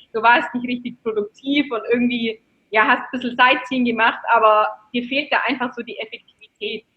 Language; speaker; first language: German; native; German